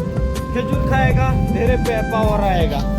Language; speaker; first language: Nepali; non-native, learner; Bangla